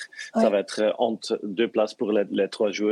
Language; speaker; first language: French; non-native, local second language; Dutch